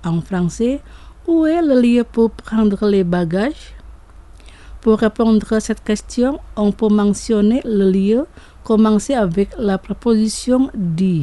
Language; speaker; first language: French; non-native, fluent; Indonesian